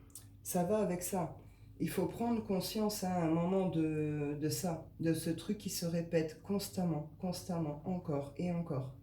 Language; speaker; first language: French; native; French